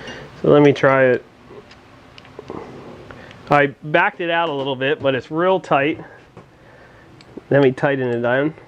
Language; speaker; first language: English; native; English